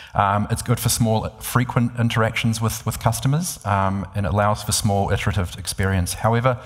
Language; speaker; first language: English; native; English